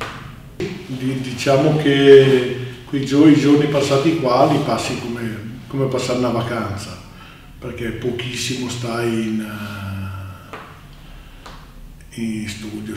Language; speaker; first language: Italian; native; Italian